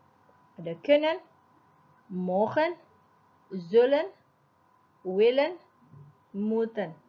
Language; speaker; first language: Dutch; non-native, fluent; Indonesian